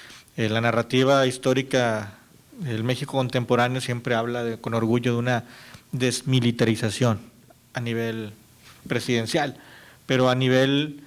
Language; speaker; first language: Spanish; native; Spanish